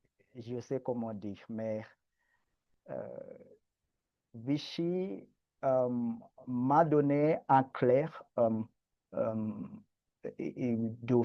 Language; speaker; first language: French; non-native, learner; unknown